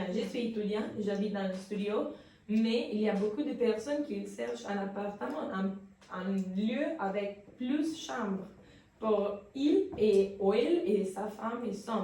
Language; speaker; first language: French; non-native, learner; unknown